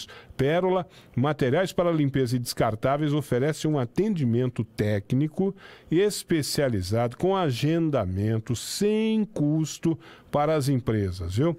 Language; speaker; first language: Portuguese; native; Portuguese